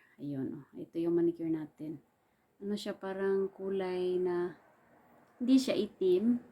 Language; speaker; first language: Filipino; non-native, local second language; Cebuano